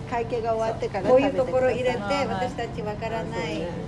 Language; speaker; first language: Japanese; non-native, learner; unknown